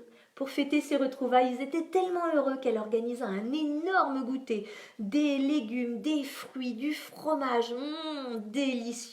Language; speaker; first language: French; native; French